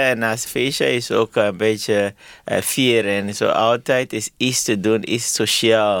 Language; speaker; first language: Dutch; non-native, learner; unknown